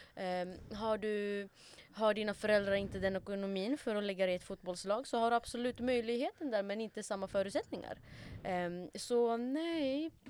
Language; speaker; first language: Swedish; early bilingual, other home language; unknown